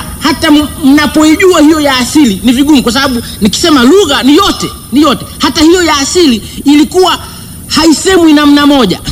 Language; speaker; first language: Swahili; native; Swahili